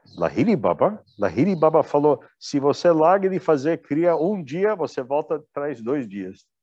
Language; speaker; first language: Portuguese; non-native, fluent; English